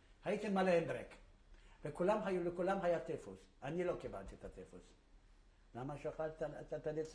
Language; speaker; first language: Hebrew; non-native, fluent; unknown